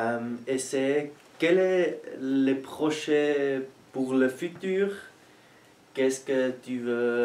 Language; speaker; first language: French; non-native, learner; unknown